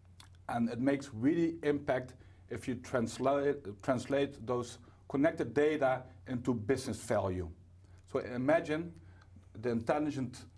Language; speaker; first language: English; non-native, fluent; Dutch